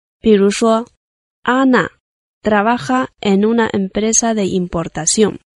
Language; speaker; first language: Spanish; non-native, fluent; Chinese